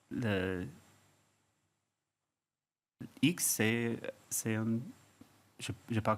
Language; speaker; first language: French; non-native, fluent; English